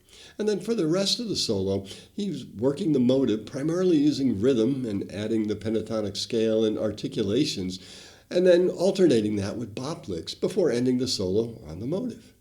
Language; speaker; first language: English; native; English